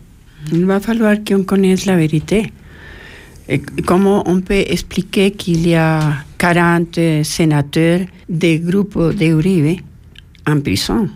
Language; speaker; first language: French; non-native, fluent; Spanish